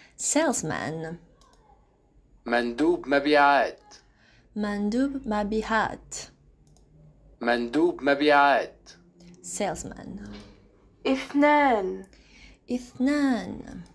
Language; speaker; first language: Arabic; non-native, learner; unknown